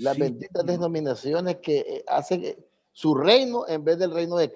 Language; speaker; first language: Spanish; native; Spanish